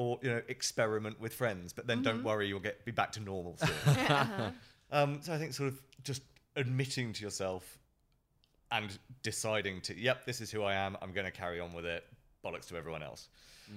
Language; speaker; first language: English; native; English